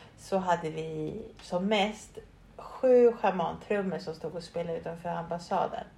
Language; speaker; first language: Swedish; early bilingual, other home language; Spanish